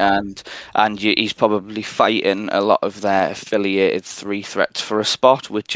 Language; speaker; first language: English; native; English